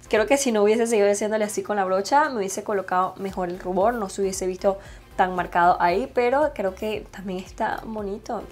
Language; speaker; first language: Spanish; native; Spanish